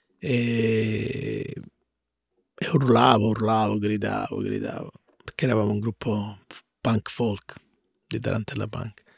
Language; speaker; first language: Italian; native; Italian